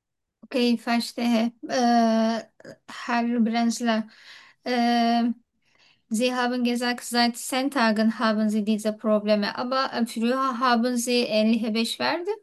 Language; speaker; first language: German; non-native, learner; Turkish